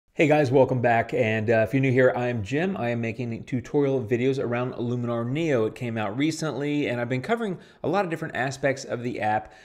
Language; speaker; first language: English; native; English